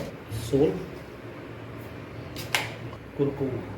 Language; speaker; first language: Russian; non-native, learner; Hindi